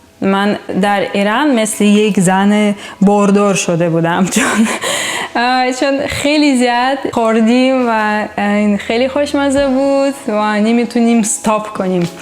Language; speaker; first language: Persian; non-native, learner; Russian